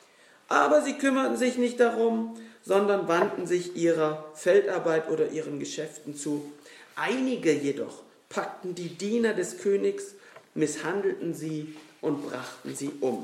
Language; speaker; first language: German; native; German